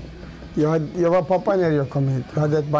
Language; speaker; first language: Swedish; non-native, learner; Turoyo